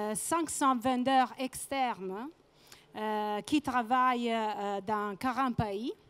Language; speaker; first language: French; non-native, fluent; Italian